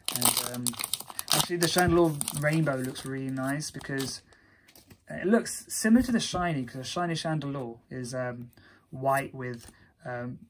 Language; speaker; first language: English; native; English